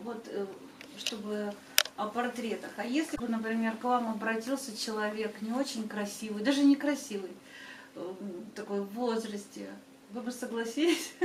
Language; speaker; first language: Russian; native; Russian